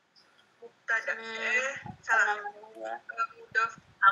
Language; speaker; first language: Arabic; non-native, learner; Indonesian